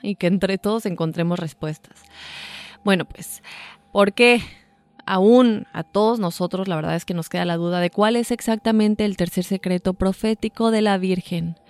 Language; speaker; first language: Spanish; native; Spanish